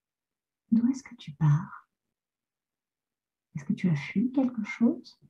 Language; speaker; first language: French; native; French